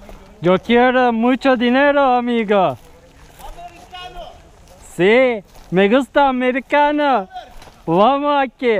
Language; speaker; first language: Spanish; non-native, learner; Turkish